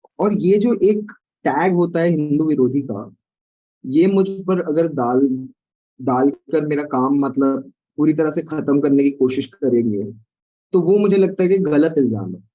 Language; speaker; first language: Hindi; non-native, local second language; Sindhi